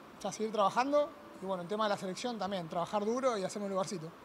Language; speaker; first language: Spanish; native; Spanish